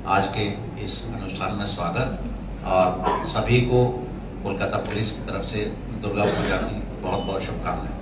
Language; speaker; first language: Hindi; non-native, local second language; Bangla